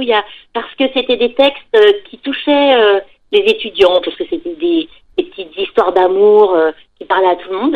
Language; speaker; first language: French; native; French